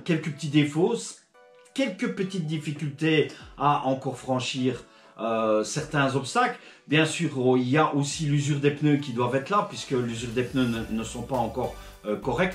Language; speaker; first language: French; native; French